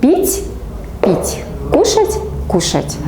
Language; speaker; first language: Russian; non-native, local second language; Kazakh